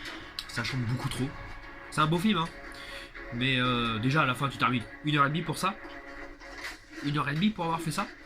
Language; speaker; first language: French; native; French